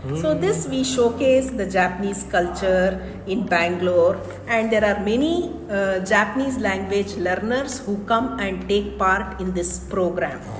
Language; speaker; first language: English; non-native, local second language; Kannada